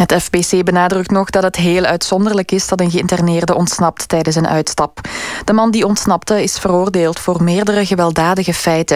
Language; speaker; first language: Dutch; native; Dutch